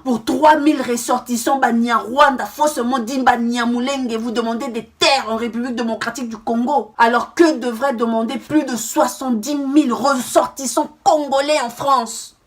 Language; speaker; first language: French; non-native, local second language; Kongo